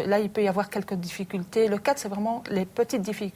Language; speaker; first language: French; native; French